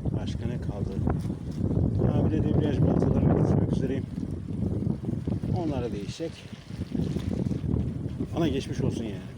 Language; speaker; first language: Turkish; native; Turkish